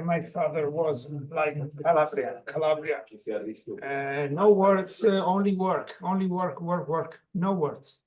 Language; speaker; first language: English; non-native, learner; Italian